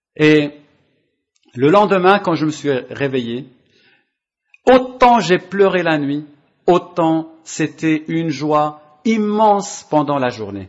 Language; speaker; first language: French; non-native, local second language; Arabic